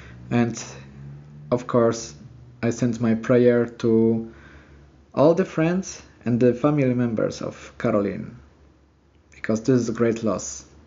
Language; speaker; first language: English; non-native, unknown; Polish